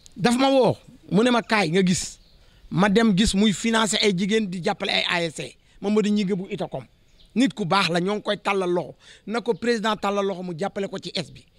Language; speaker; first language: Wolof; non-native, local second language; Fula